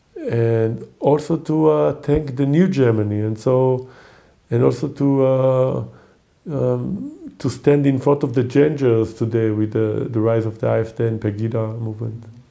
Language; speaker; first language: English; non-native, fluent; Hebrew